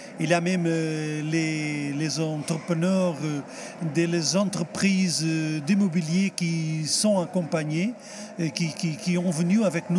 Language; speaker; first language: French; non-native, fluent; Portuguese